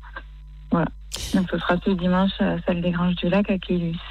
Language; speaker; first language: French; native; French